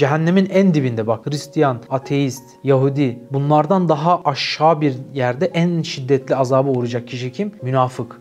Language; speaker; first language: Turkish; native; Turkish